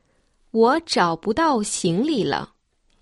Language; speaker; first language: Chinese; native; Chinese